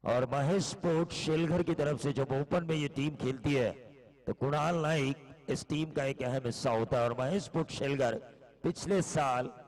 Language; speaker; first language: Hindi; non-native, local second language; Marathi